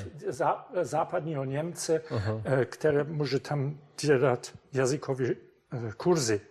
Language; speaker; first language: Czech; non-native, fluent; German